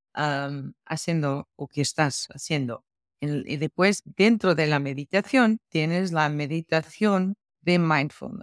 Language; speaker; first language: Spanish; non-native, fluent; Portuguese